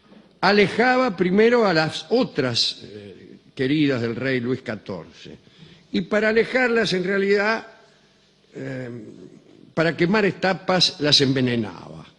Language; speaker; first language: Spanish; native; Spanish